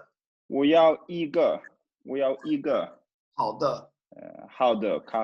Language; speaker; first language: Chinese; non-native, learner; Swedish